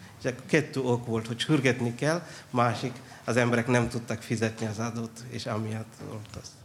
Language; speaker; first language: Hungarian; non-native, fluent; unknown